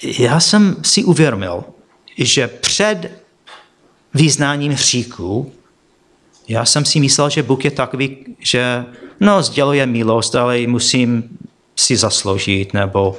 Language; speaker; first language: Czech; non-native, fluent; English